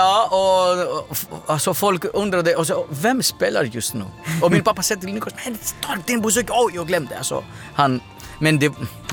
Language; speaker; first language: Swedish; non-native, learner; Greek